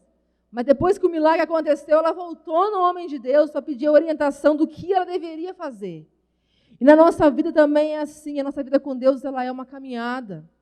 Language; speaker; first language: Portuguese; native; Portuguese